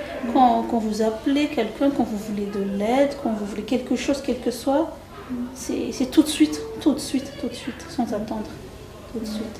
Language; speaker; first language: French; non-native, local second language; Malagasy